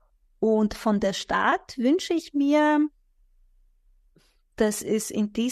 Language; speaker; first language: German; non-native, fluent; Greek